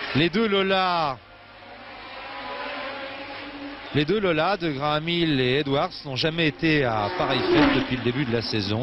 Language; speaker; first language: French; native; French